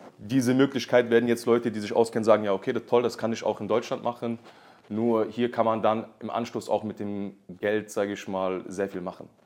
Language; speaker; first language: German; early bilingual, other home language; Kurdish